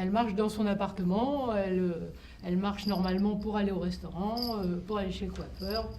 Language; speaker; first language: French; native; French